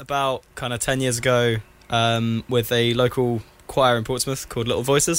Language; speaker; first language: English; native; English